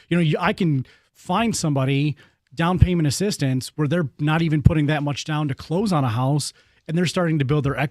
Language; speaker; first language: English; native; English